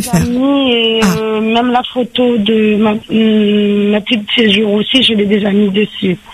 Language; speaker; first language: French; non-native, learner; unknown